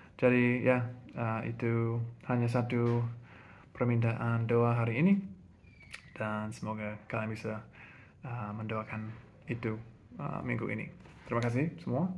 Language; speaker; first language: Indonesian; non-native, fluent; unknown